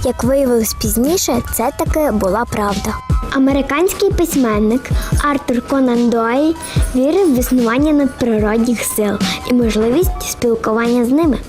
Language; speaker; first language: Ukrainian; native; Ukrainian